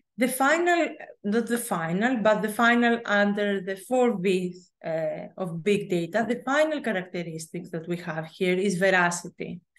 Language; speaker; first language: English; non-native, fluent; Greek